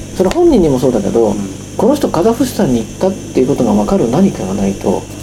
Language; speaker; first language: Japanese; native; Japanese